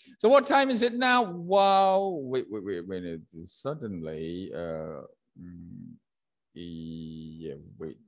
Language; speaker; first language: English; non-native, fluent; Indonesian